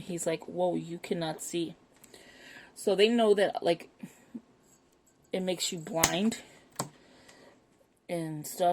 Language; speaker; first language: English; native; English